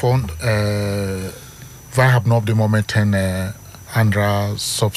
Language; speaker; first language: Dutch; non-native, learner; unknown